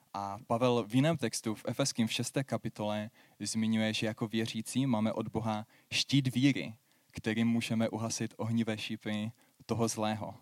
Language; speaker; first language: Czech; native; Czech